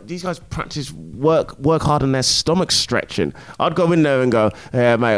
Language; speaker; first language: English; native; English